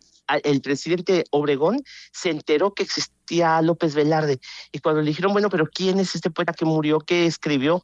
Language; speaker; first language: Spanish; native; Spanish